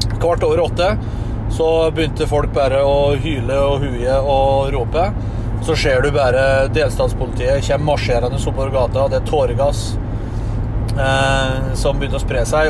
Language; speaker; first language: Norwegian; native; Norwegian